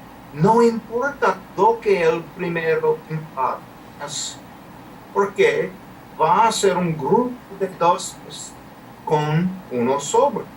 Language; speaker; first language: Spanish; non-native, fluent; English